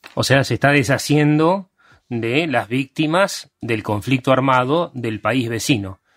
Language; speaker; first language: Spanish; early bilingual, other home language; Hungarian